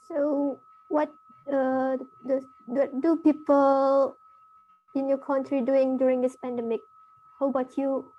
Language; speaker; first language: English; non-native, learner; Indonesian